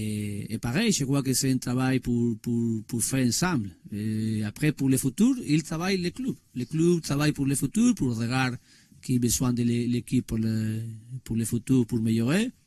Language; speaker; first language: French; non-native, learner; Spanish